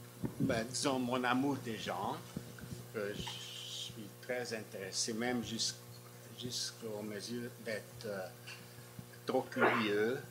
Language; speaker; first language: French; non-native, fluent; Hungarian